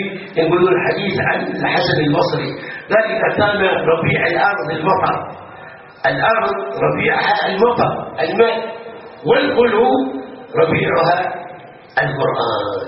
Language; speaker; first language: Arabic; native; Arabic